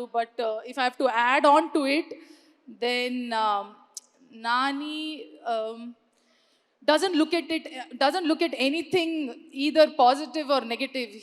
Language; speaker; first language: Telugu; non-native, learner; Kannada